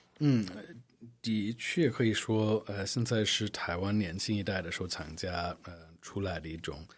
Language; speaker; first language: Chinese; non-native, fluent; English